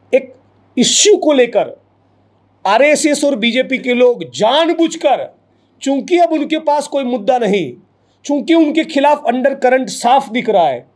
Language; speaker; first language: Hindi; non-native, local second language; Gujarati